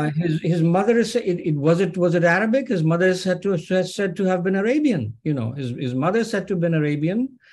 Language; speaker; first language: English; non-native, local second language; Urdu